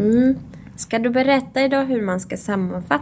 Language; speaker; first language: Swedish; non-native, fluent; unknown